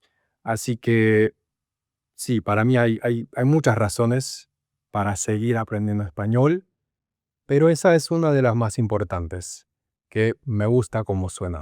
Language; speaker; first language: Spanish; non-native, fluent; English